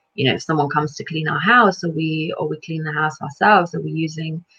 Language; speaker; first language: English; early bilingual, other home language; Lithuanian